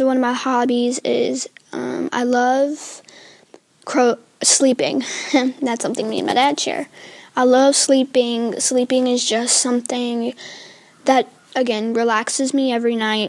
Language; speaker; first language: English; native; English